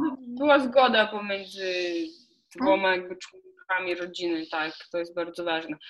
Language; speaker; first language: Polish; non-native, fluent; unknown